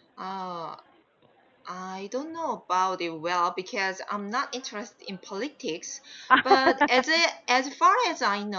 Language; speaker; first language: English; non-native, fluent; Korean